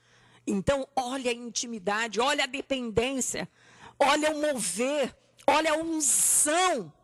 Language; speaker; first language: Portuguese; native; Portuguese